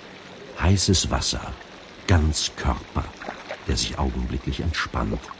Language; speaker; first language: German; native; German